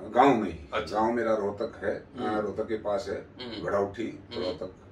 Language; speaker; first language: Hindi; native; Hindi